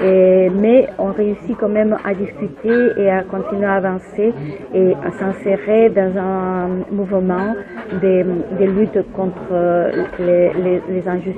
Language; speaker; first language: French; non-native, fluent; Spanish